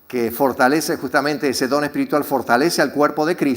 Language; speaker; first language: Spanish; native; Spanish